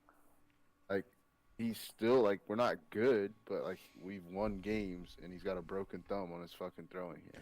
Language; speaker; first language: English; native; English